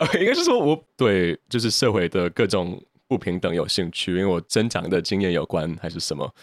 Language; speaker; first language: Chinese; early bilingual, heritage; Chinese